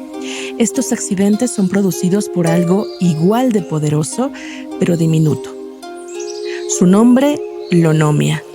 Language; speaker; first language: Spanish; native; Spanish